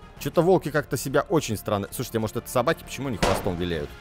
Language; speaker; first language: Russian; native; Russian